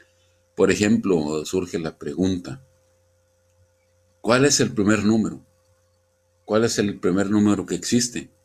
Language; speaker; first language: Spanish; native; Spanish